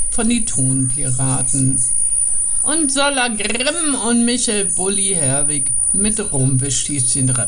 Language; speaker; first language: German; native; German